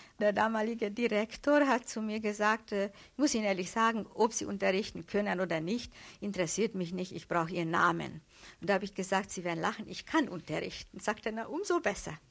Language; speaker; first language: German; non-native, fluent; Hungarian